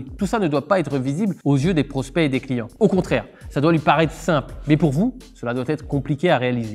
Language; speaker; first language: French; native; French